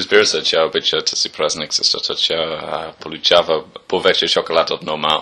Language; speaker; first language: Bulgarian; non-native, learner; English